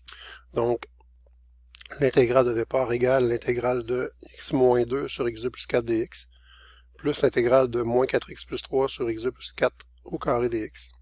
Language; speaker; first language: French; native; French